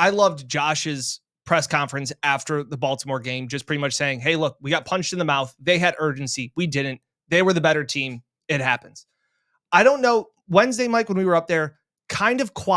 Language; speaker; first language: English; native; English